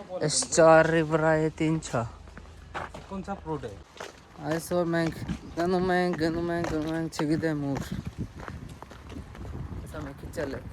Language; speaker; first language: Armenian; non-native, learner; Hindi